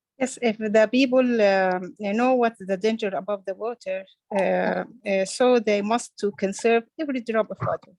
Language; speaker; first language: English; non-native, learner; Arabic